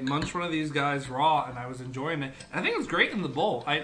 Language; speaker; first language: English; native; English